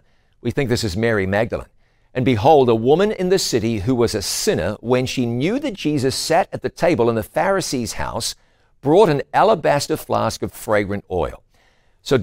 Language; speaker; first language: English; native; English